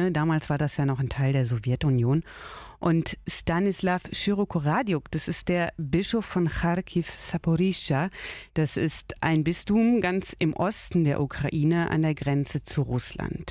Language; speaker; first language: German; native; German